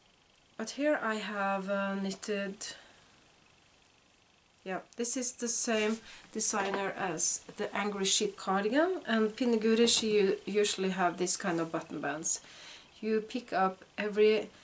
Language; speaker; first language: English; non-native, fluent; Norwegian